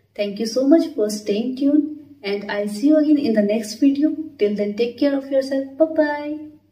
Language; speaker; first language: Hindi; native; Hindi